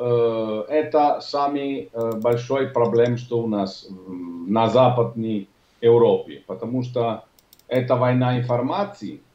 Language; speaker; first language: Russian; non-native, learner; Italian